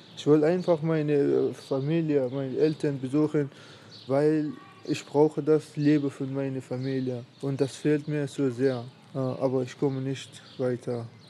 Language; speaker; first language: German; non-native, learner; Persian